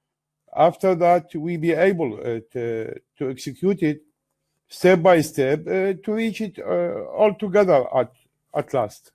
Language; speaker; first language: English; non-native, learner; Arabic